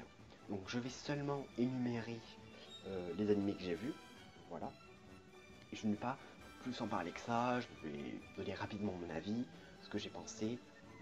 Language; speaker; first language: French; native; French